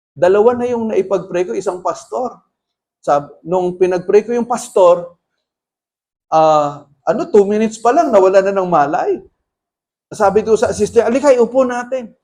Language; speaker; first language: Filipino; native; Filipino